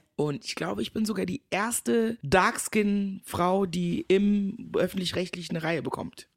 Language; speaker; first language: German; early bilingual, other home language; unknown